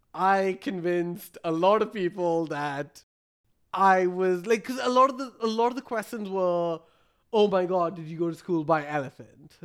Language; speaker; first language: English; non-native, local second language; Malayalam